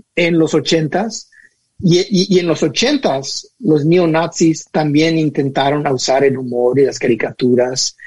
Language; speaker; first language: Spanish; early bilingual, heritage; Spanish